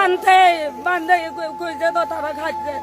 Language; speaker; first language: Bangla; non-native, local second language; Kok Borok